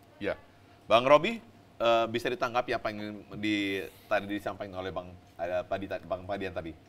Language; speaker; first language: Indonesian; native; Indonesian